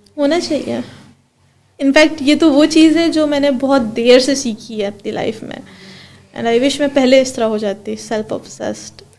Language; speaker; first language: Urdu; early bilingual, heritage; Urdu